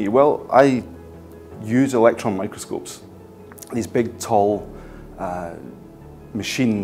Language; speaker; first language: English; native; English